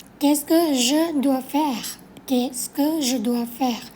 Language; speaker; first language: French; non-native, fluent; Thai